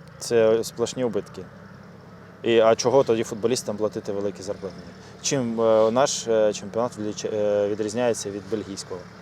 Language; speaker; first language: Ukrainian; non-native, local second language; Russian